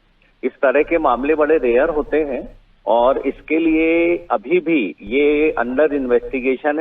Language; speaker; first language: Hindi; native; Hindi